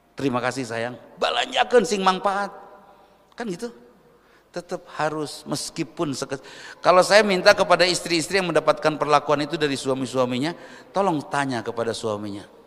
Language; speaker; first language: Indonesian; non-native, local second language; Sundanese